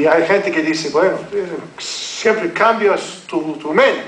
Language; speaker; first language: Spanish; non-native, learner; English